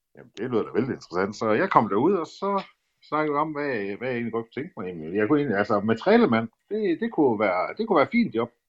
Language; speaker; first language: Danish; native; Danish